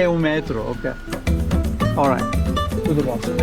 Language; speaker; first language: Portuguese; non-native, learner; English